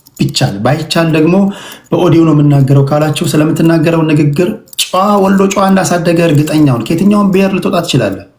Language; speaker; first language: Amharic; native; Amharic